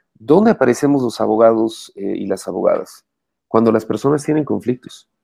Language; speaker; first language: Spanish; native; Spanish